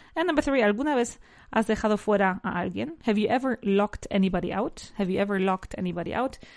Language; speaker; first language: English; non-native, fluent; Spanish